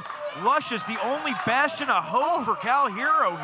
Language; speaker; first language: English; native; English